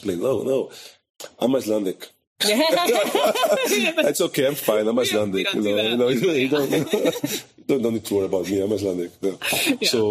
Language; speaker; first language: English; non-native, fluent; Portuguese